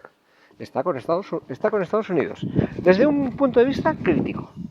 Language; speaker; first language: Spanish; native; Spanish